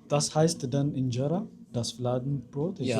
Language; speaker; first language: German; non-native, fluent; Amharic